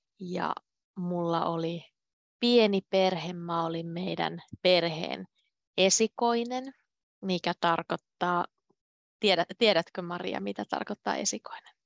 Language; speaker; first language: Finnish; native; Finnish